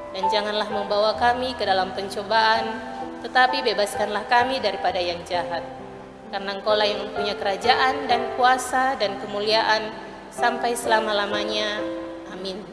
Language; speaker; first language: Indonesian; native; Indonesian